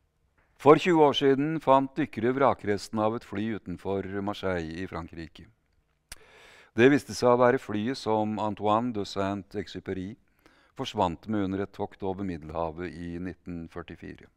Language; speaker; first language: Norwegian; native; Norwegian